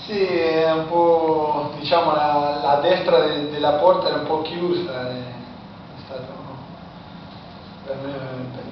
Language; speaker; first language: Italian; non-native, fluent; Spanish